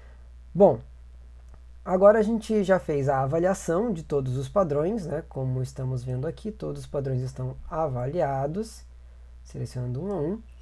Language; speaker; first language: Portuguese; native; Portuguese